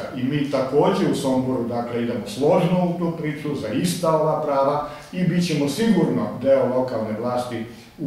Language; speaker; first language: Serbian; native; Serbian